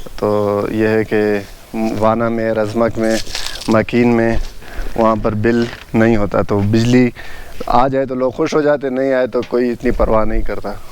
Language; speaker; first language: Urdu; non-native, local second language; Pashto